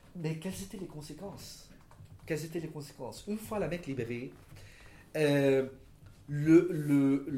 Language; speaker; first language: French; non-native, local second language; Arabic